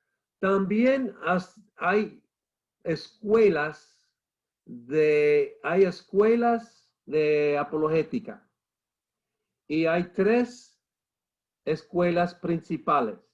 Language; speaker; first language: Spanish; non-native, fluent; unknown